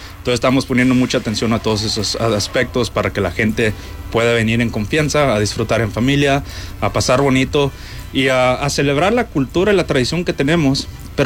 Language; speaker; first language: Spanish; native; Spanish